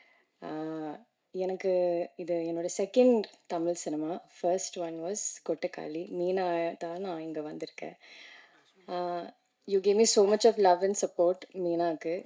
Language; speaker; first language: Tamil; non-native, learner; Malayalam